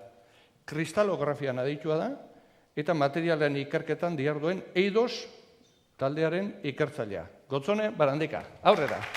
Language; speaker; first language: Basque; native; Basque